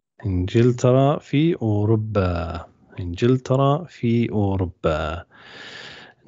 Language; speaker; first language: Arabic; non-native, fluent; English